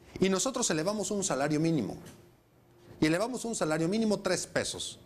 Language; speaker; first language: Spanish; native; Spanish